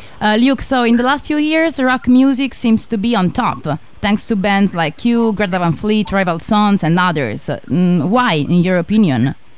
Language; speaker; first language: English; non-native, fluent; Italian